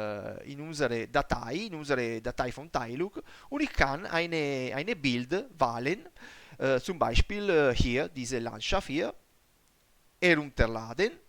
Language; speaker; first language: German; non-native, learner; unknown